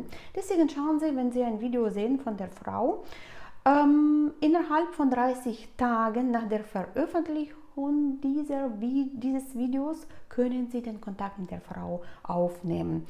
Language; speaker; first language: German; non-native, fluent; Russian